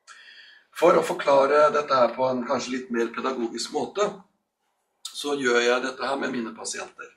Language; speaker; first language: Norwegian; native; Norwegian